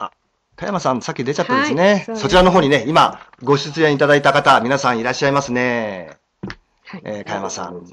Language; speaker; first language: Japanese; native; Japanese